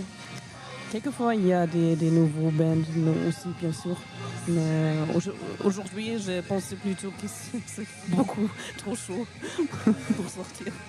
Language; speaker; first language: French; non-native, fluent; German